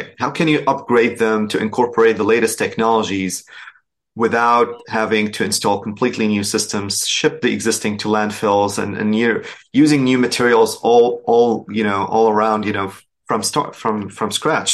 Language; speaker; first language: English; non-native, fluent; Arabic